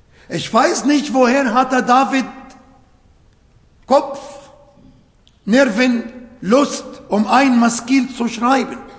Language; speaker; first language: German; non-native, learner; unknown